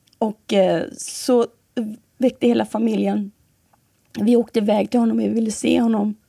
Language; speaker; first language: Swedish; native; Swedish